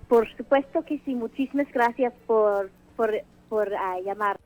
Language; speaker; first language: Spanish; non-native, fluent; English